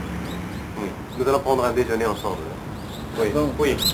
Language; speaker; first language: French; non-native, fluent; Japanese